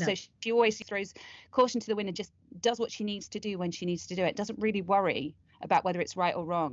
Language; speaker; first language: English; native; English